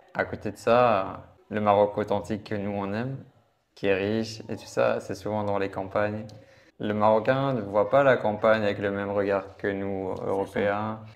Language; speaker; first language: French; native; French